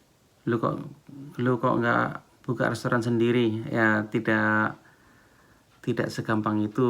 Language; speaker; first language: Indonesian; non-native, local second language; Javanese